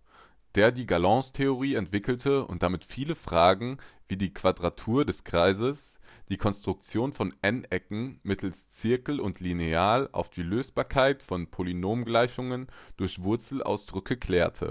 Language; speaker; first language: German; native; German